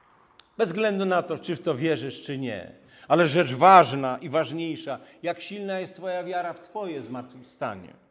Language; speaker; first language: Polish; native; Polish